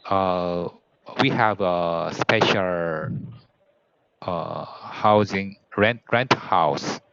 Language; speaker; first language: English; non-native, learner; Korean